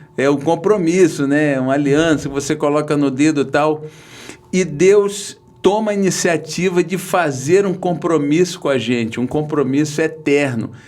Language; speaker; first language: Portuguese; native; Portuguese